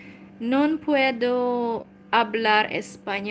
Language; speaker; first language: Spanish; non-native, learner; Hungarian